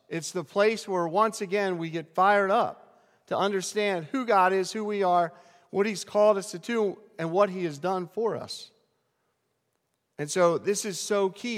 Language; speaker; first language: English; native; English